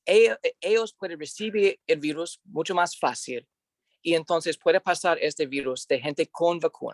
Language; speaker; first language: Spanish; non-native, learner; English